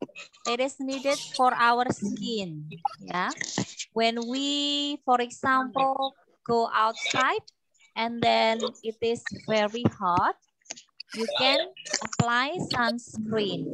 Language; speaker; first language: English; non-native, fluent; Indonesian